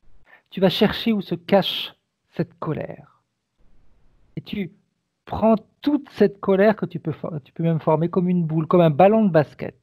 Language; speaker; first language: French; native; French